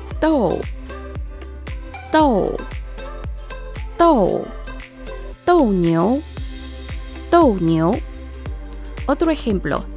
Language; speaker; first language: Spanish; non-native, fluent; Chinese